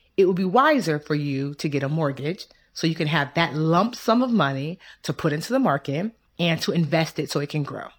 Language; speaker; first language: English; early bilingual, other home language; Yoruba